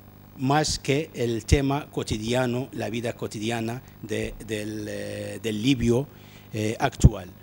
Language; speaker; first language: Spanish; non-native, fluent; Arabic